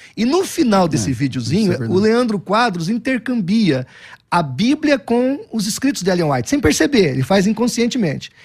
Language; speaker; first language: Portuguese; native; Portuguese